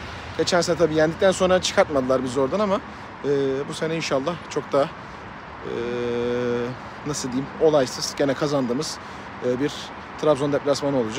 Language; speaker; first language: Turkish; native; Turkish